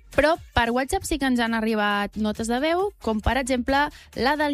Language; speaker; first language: Catalan; native; Catalan